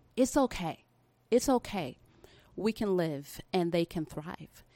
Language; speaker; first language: English; native; English